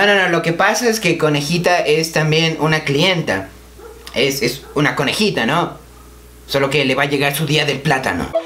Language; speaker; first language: Spanish; native; Spanish